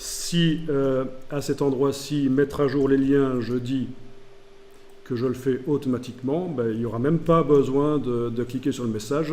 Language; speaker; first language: French; native; French